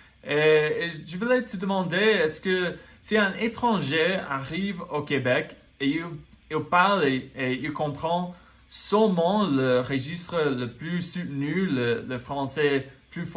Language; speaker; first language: French; non-native, learner; English